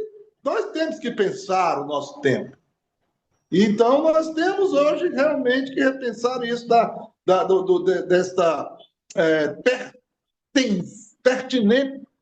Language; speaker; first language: Portuguese; native; Portuguese